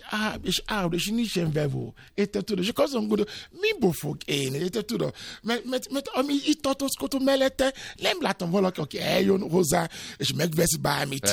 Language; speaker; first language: Hungarian; non-native, fluent; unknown